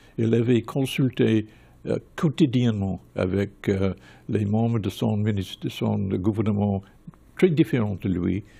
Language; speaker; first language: French; non-native, fluent; English